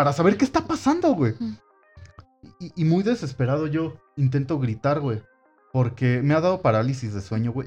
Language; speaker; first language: Spanish; native; Spanish